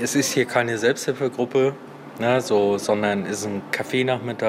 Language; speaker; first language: German; native; German